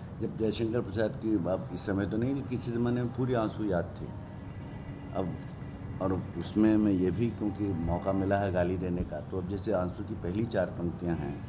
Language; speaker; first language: Hindi; native; Hindi